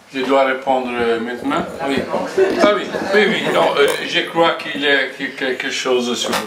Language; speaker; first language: French; non-native, fluent; Italian